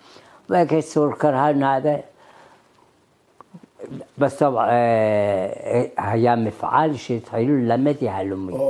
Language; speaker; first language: Hebrew; early bilingual, other home language; Arabic